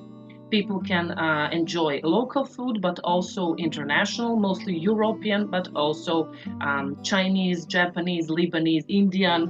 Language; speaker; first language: English; non-native, fluent; Serbian